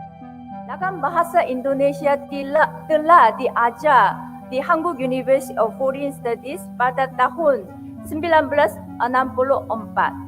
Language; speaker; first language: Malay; non-native, fluent; Korean